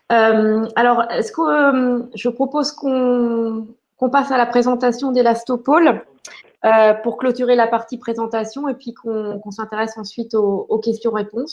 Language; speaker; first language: French; native; French